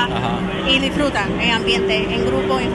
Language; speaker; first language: Spanish; native; Spanish